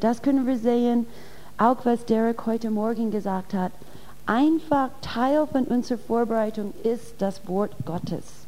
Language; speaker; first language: German; non-native, fluent; English